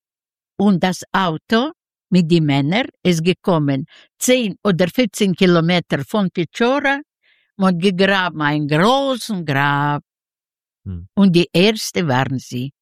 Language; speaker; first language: German; non-native, fluent; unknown